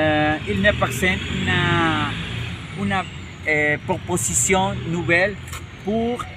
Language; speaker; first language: French; non-native, learner; Spanish